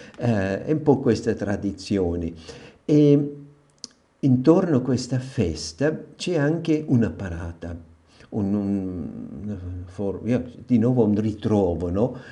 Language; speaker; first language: Italian; non-native, fluent; German